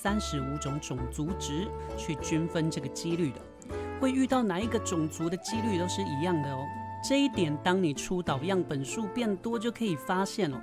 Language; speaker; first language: Chinese; native; Chinese